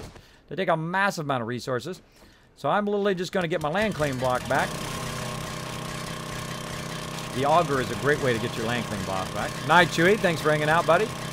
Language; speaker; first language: English; native; English